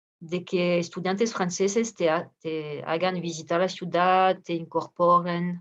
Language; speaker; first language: Spanish; non-native, fluent; French